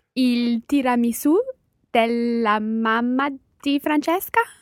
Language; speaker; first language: Italian; non-native, learner; English